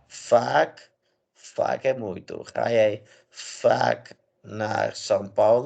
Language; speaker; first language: Dutch; non-native, fluent; English